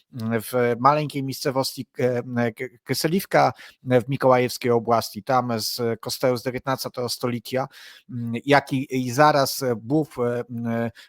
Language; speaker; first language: Polish; non-native, learner; Ukrainian